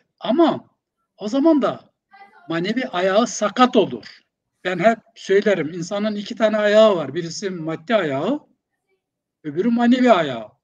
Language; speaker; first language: Turkish; non-native, local second language; Zaza